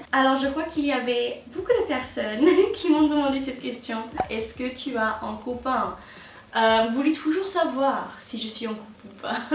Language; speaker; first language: French; non-native, fluent; English